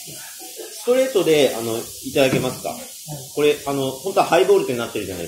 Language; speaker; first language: Japanese; native; Japanese